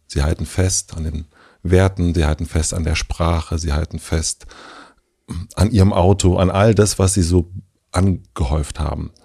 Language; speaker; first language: German; native; German